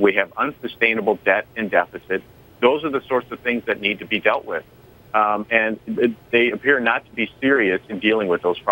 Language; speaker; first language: English; native; English